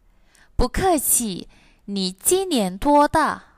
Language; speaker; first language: Chinese; non-native, fluent; Indonesian